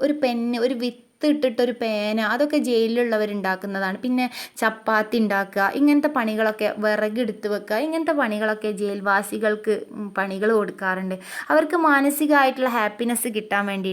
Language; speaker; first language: Malayalam; native; Malayalam